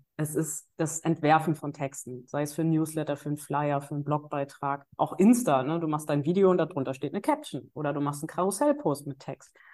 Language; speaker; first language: German; native; German